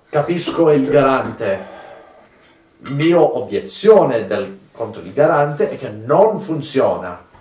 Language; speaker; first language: Italian; non-native, fluent; English